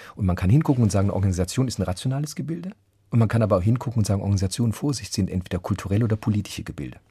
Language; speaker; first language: German; native; German